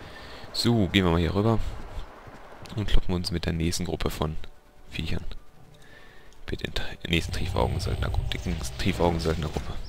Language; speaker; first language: German; native; German